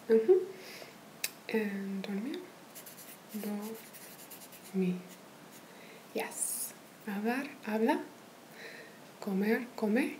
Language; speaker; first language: Spanish; non-native, fluent; English